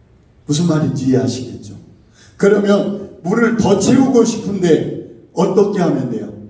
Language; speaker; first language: Korean; native; Korean